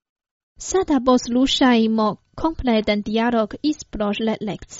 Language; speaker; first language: Croatian; non-native, fluent; Chinese